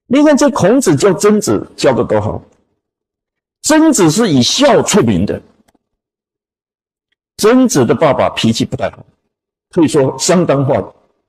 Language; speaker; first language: Chinese; native; Chinese